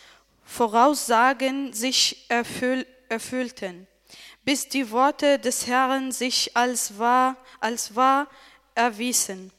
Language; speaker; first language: German; non-native, learner; Arabic